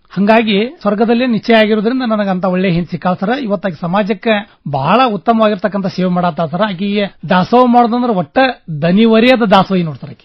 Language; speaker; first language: Kannada; native; Kannada